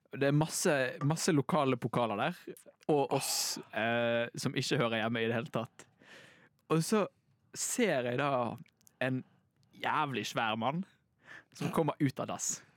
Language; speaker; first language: Norwegian; native; Norwegian